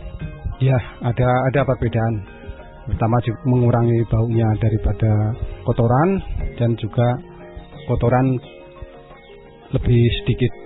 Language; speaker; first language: Indonesian; non-native, local second language; Javanese